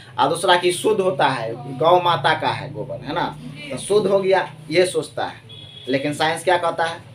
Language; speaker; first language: Hindi; native; Hindi